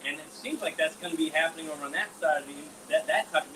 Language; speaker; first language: English; native; English